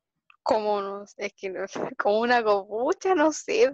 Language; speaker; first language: Spanish; native; Spanish